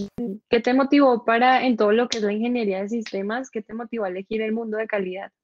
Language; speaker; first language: Spanish; native; Spanish